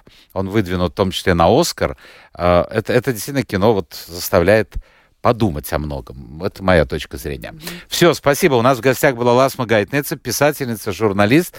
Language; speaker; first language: Russian; native; Russian